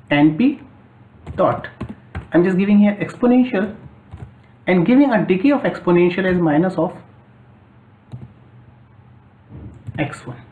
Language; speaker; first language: English; non-native, local second language; Hindi